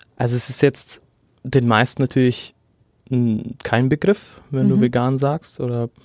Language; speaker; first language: German; early bilingual, other home language; Arabic